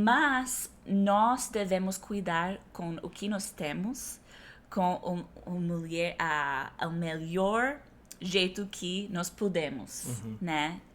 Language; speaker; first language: Portuguese; non-native, fluent; English